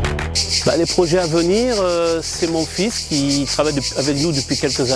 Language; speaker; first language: French; native; French